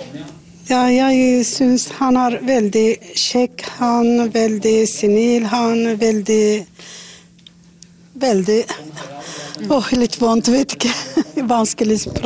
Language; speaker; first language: Norwegian; non-native, learner; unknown